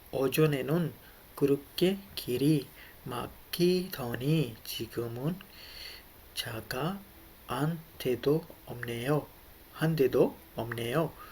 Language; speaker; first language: Korean; non-native, fluent; Urdu